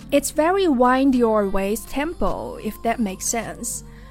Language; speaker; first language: English; non-native, fluent; Chinese